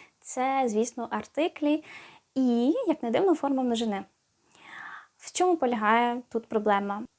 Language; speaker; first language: Ukrainian; native; Ukrainian